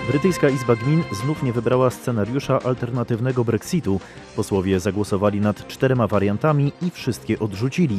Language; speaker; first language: Polish; native; Polish